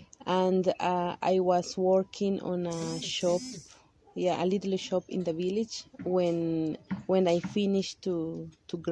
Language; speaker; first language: English; non-native, local second language; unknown